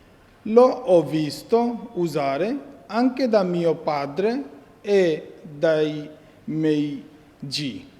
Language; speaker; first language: Italian; non-native, fluent; Bangla